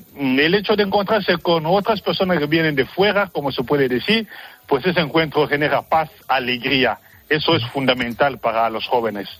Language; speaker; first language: Spanish; non-native, fluent; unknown